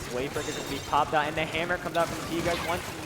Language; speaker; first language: English; native; English